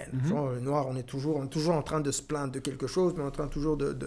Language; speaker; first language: French; non-native, local second language; Kinyarwanda